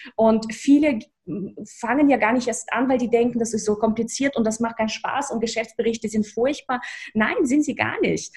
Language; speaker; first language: German; early bilingual, other home language; Russian